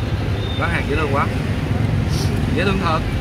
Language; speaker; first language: Vietnamese; native; Vietnamese